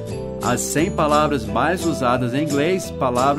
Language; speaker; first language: Portuguese; non-native, fluent; English